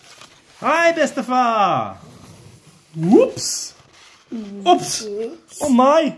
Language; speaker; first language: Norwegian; non-native, learner; English